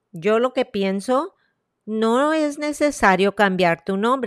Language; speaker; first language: Spanish; early bilingual, heritage; Spanish